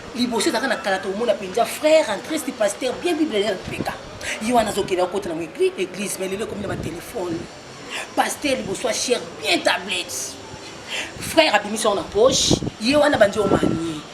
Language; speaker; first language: Lingala; non-native, local second language; Kongo